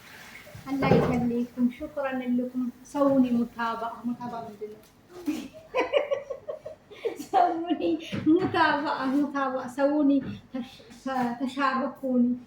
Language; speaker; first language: Arabic; non-native, learner; Amharic